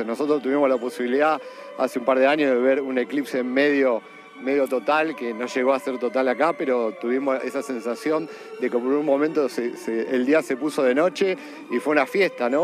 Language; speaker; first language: Spanish; native; Spanish